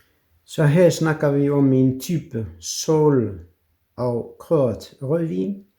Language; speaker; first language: Danish; non-native, fluent; French